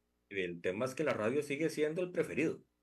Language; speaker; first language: Spanish; native; Spanish